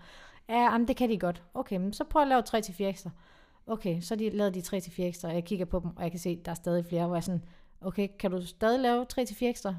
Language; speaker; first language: Danish; native; Danish